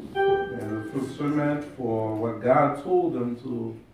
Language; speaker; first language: English; non-native, learner; Haitian Creole